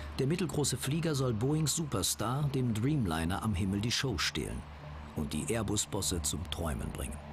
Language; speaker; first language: German; native; German